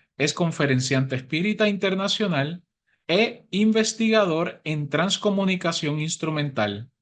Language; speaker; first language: Spanish; native; Spanish